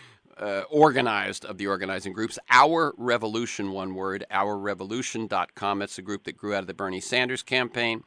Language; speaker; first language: English; native; English